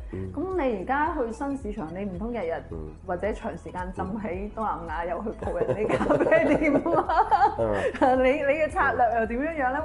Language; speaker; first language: Cantonese; native; Cantonese